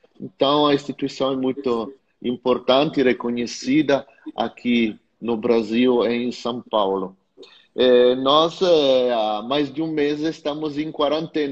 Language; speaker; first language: Portuguese; non-native, fluent; Italian